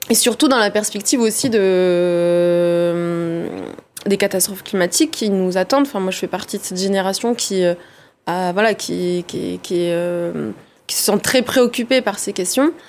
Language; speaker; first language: French; early bilingual, other home language; Arabic